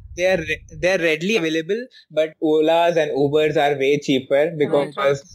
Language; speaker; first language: English; non-native, local second language; Hindi